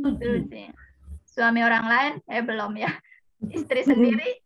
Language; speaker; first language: Indonesian; native; Indonesian